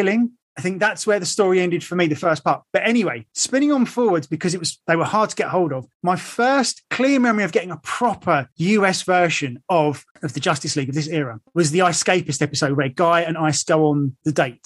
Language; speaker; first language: English; native; English